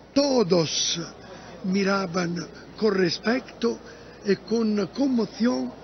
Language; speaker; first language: Spanish; non-native, fluent; Italian